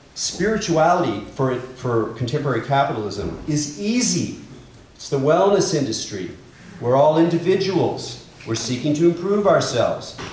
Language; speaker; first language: English; native; English